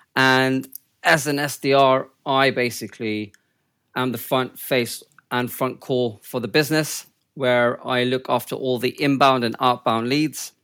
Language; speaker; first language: English; early bilingual, other home language; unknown